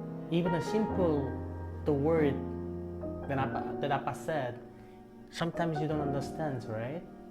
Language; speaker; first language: English; non-native, fluent; Korean